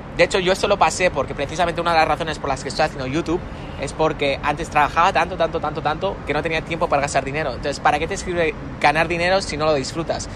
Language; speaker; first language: Spanish; native; Spanish